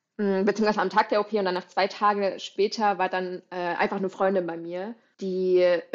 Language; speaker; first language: German; native; German